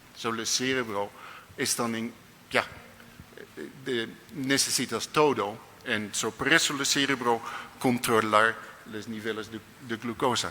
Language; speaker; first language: Spanish; non-native, learner; Dutch